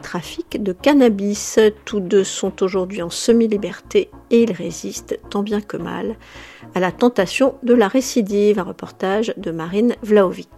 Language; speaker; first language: French; native; French